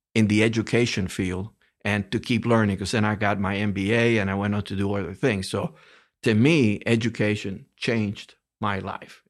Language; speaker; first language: English; early bilingual, other home language; Spanish